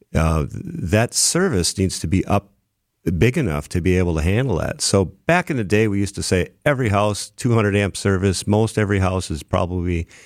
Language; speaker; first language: English; native; English